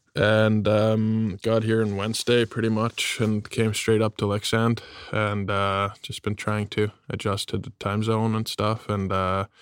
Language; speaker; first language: English; non-native, fluent; German